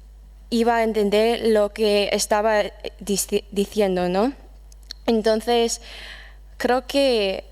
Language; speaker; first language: Spanish; non-native, fluent; English